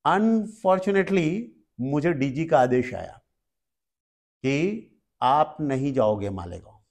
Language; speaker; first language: Hindi; non-native, local second language; Marathi